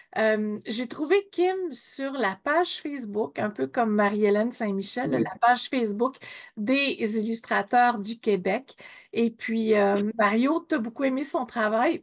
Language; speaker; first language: French; native; French